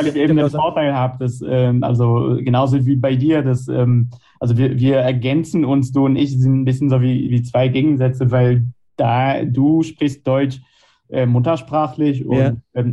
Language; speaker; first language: German; non-native, fluent; Hebrew